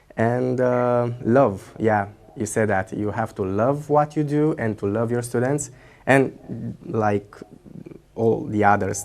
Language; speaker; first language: English; non-native, fluent; Romanian